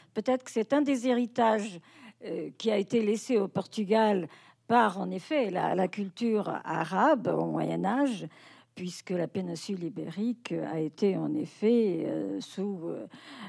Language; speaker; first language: French; non-native, fluent; Portuguese